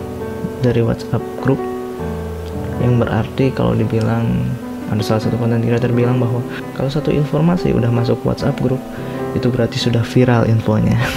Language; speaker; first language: Indonesian; native; Indonesian